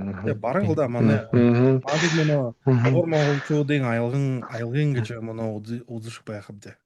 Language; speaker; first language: Mongolian; non-native, learner; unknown